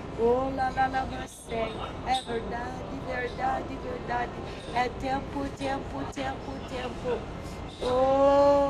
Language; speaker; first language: Portuguese; non-native, learner; English